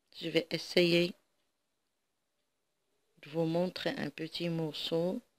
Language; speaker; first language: French; non-native, local second language; Arabic